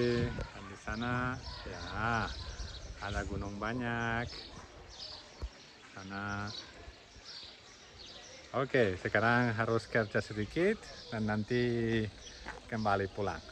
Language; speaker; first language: Indonesian; non-native, learner; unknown